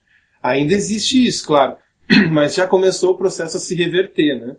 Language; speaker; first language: Portuguese; native; Portuguese